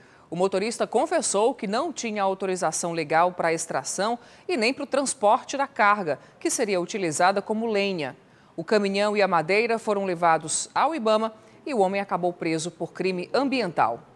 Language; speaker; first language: Portuguese; native; Portuguese